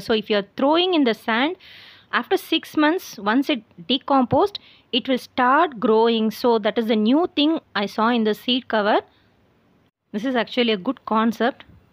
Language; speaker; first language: English; non-native, local second language; Tamil